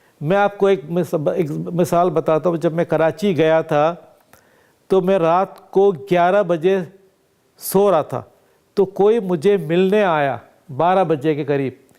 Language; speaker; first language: Urdu; native; Urdu